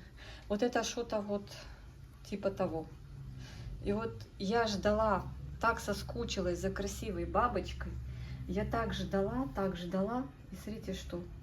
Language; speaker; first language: Russian; native; Russian